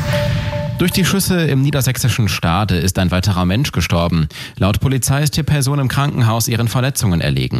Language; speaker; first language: German; native; German